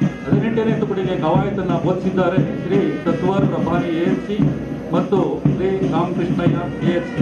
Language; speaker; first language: Kannada; native; Kannada